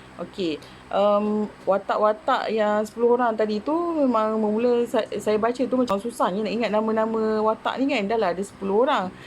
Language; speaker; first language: Malay; native; Malay